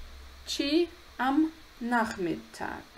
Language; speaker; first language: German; non-native, fluent; Ukrainian